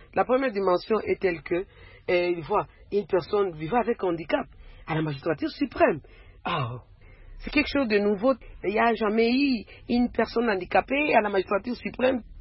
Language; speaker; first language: French; non-native, local second language; Swahili